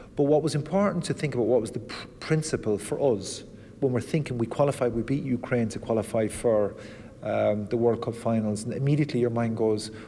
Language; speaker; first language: English; native; English